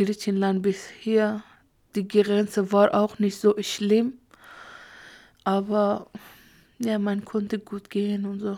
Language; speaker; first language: German; non-native, learner; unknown